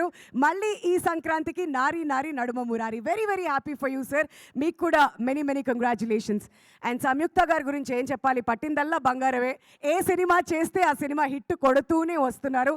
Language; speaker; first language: Telugu; native; Telugu